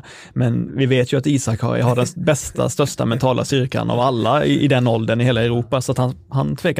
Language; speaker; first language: Swedish; native; Swedish